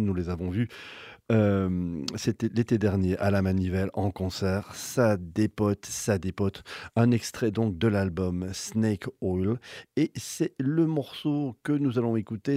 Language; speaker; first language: French; native; French